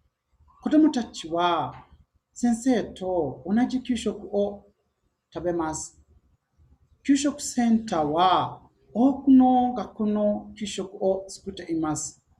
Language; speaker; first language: Japanese; non-native, learner; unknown